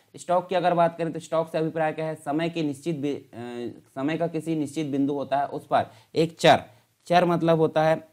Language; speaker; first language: Hindi; native; Hindi